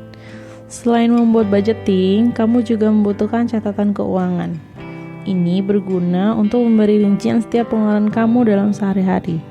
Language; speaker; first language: Indonesian; native; Indonesian